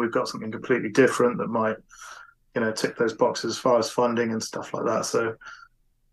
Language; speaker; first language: English; native; English